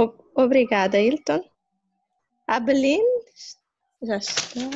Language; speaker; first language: Portuguese; non-native, local second language; Kabuverdianu